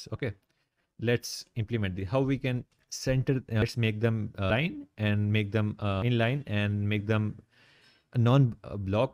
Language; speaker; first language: English; non-native, local second language; Urdu